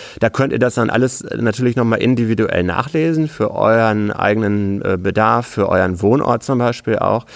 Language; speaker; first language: German; native; German